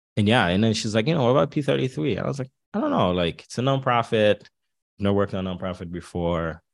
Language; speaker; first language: English; early bilingual, other home language; Haitian Creole